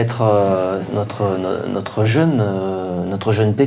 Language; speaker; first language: French; native; French